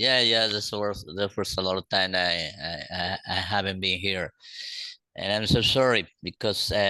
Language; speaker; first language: English; non-native, learner; Spanish